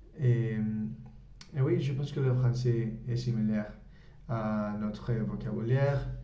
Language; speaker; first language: French; non-native, learner; Spanish